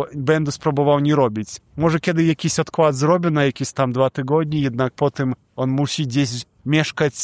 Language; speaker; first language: Polish; non-native, fluent; Belarusian